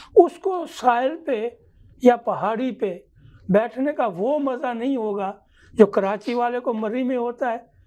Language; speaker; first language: Urdu; non-native, local second language; Saraiki